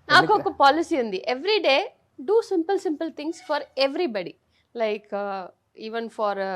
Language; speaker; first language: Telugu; non-native, learner; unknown